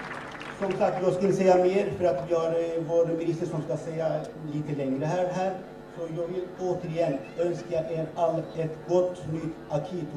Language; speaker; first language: Swedish; early bilingual, other home language; Assyrian Neo-Aramaic